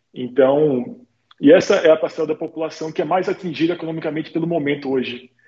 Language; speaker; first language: Portuguese; native; Portuguese